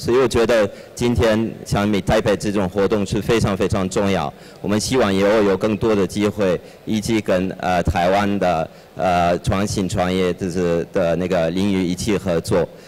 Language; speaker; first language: Chinese; non-native, fluent; French